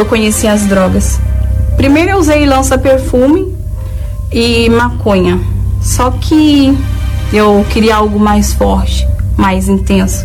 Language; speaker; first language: Portuguese; native; Portuguese